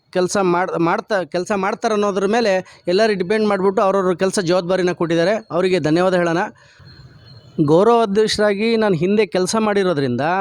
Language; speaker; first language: Kannada; non-native, local second language; Lambadi